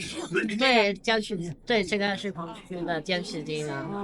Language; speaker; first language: Chinese; non-native, learner; Spanish